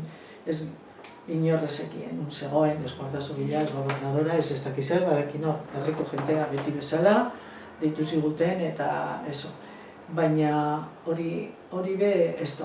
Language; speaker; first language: Basque; non-native, local second language; Spanish